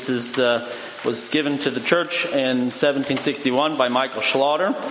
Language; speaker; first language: English; native; English